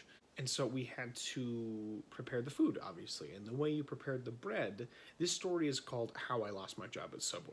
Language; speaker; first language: English; native; English